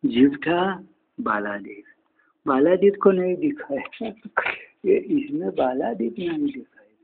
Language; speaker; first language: Hindi; non-native, local second language; Bangla